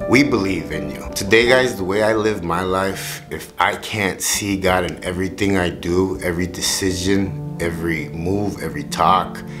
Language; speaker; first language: English; early bilingual, other home language; Spanish